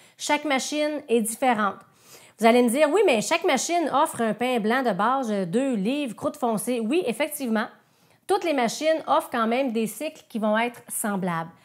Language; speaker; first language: French; native; French